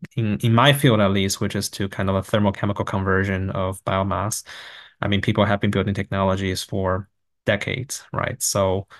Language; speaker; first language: English; non-native, fluent; Chinese